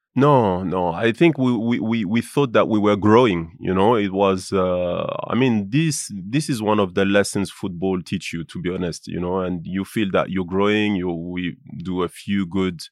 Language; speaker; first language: English; non-native, fluent; French